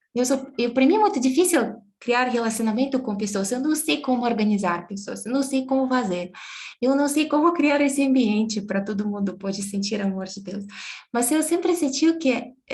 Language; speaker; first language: Portuguese; non-native, fluent; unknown